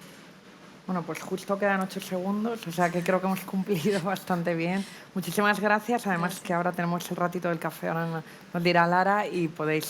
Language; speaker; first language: Spanish; native; Spanish